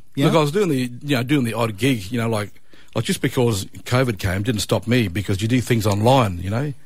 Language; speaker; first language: English; native; English